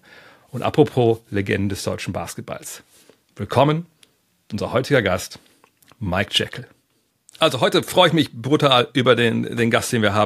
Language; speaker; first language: German; native; German